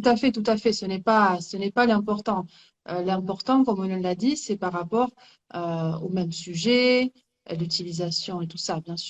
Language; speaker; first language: French; native; French